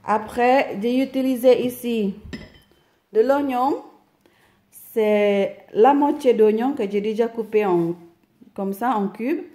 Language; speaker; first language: French; non-native, fluent; Indonesian